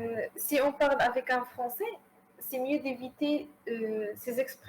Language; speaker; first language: French; non-native, learner; Arabic